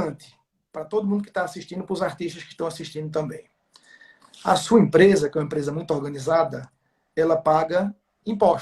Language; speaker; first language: Portuguese; native; Portuguese